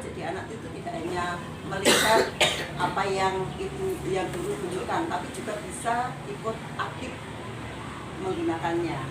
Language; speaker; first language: Indonesian; native; Indonesian